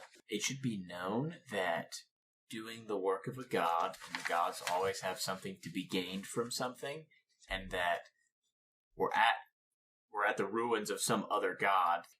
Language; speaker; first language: English; native; English